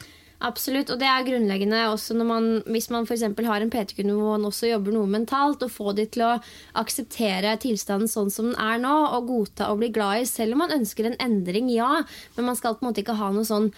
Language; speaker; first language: Norwegian; native; Norwegian